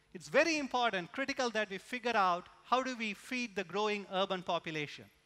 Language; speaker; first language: English; non-native, local second language; Tamil